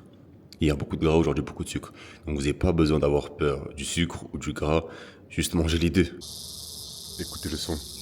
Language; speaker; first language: French; native; French